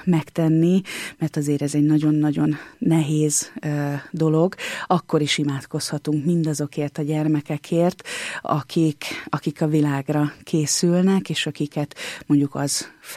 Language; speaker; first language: Hungarian; native; Hungarian